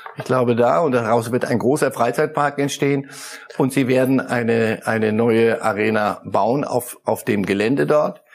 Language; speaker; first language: German; early bilingual, other home language; Polish